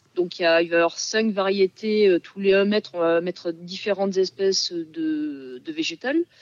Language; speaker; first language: French; native; French